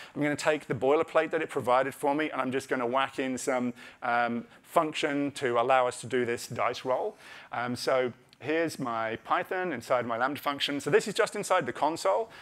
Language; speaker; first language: English; native; English